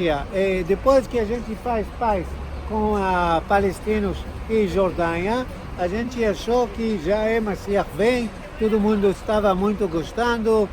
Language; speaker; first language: Portuguese; non-native, learner; Hebrew